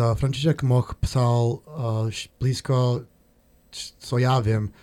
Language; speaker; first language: Czech; early bilingual, heritage; Czech